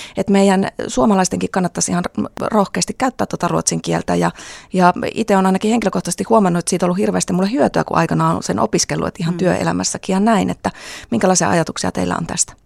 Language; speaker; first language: Finnish; native; Finnish